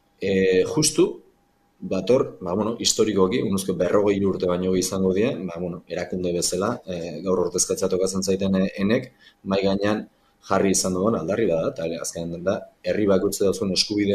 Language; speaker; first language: Basque; native; Basque